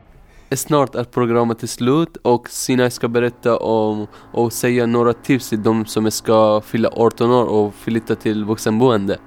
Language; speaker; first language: Swedish; non-native, fluent; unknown